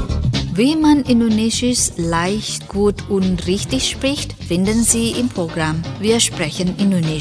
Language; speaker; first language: German; non-native, fluent; Indonesian